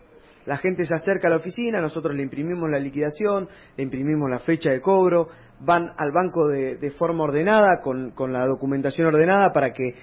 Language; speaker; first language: Spanish; native; Spanish